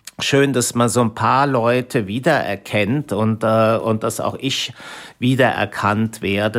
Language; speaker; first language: German; native; German